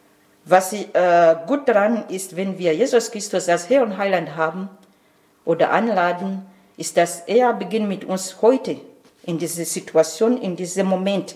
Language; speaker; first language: German; non-native, learner; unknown